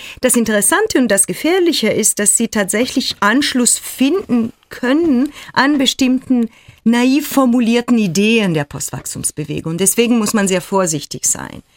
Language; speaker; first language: German; non-native, fluent; Italian